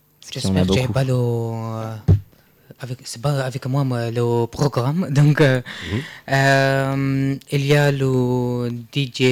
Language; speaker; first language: French; non-native, learner; Arabic